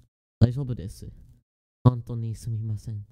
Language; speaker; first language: Japanese; non-native, learner; English